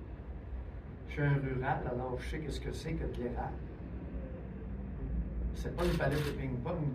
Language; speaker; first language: French; native; French